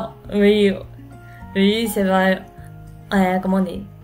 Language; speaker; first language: French; non-native, learner; Japanese